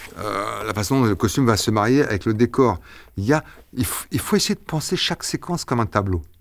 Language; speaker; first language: French; early bilingual, other home language; Arabic